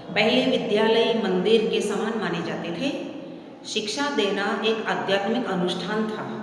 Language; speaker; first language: Hindi; non-native, local second language; Gujarati